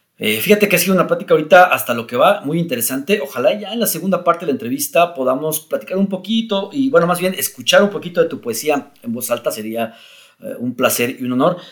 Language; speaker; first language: Spanish; native; Spanish